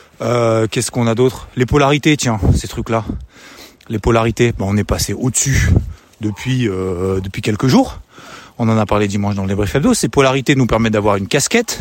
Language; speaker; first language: French; native; French